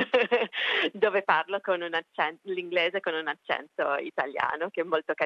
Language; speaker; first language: Italian; early bilingual, heritage; Italian